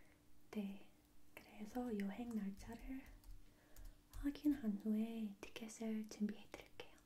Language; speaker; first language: Korean; non-native, fluent; English